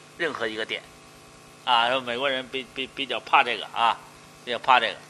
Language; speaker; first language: Chinese; native; Chinese